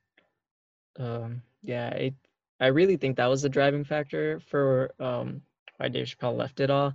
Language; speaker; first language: English; native; English